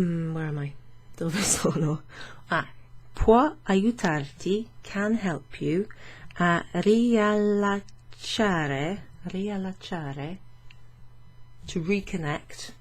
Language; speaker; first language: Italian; non-native, fluent; English